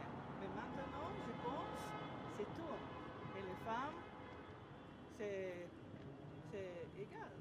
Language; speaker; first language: French; non-native, learner; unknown